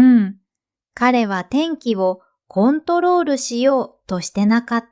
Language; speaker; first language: Japanese; non-native, fluent; Vietnamese